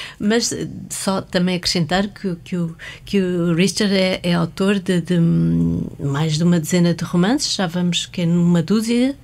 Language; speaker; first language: Portuguese; native; Portuguese